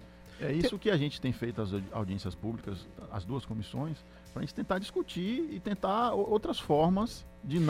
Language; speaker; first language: Portuguese; native; Portuguese